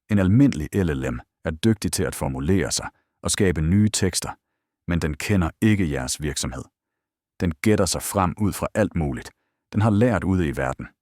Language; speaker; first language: Danish; native; Danish